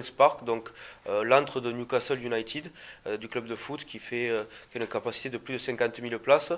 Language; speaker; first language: French; native; French